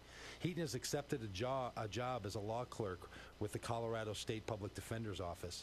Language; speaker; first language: English; native; English